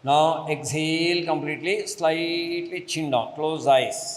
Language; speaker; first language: English; non-native, local second language; Kannada